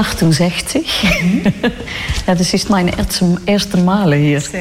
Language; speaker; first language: German; non-native, learner; Dutch